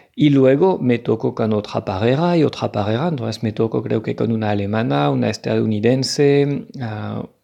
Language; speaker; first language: Spanish; non-native, fluent; French